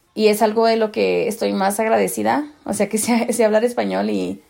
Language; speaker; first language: Spanish; early bilingual, heritage; Spanish